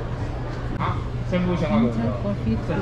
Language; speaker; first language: Chinese; native; Chinese